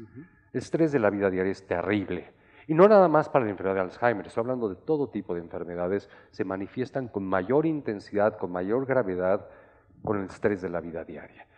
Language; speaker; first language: Spanish; native; Spanish